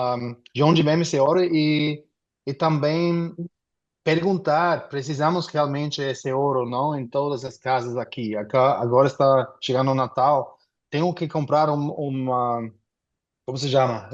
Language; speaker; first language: Portuguese; non-native, fluent; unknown